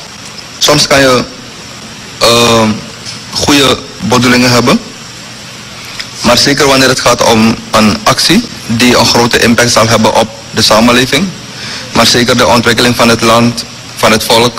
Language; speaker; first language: Dutch; non-native, local second language; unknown